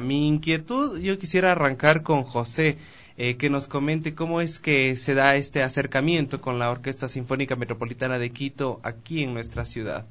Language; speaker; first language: Spanish; native; Spanish